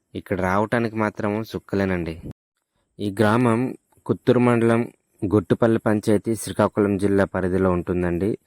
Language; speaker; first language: Telugu; native; Telugu